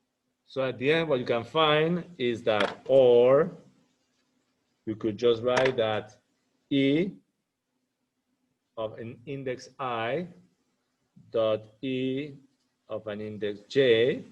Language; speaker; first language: English; non-native, fluent; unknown